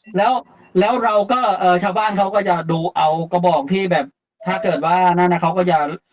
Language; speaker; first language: Thai; native; Thai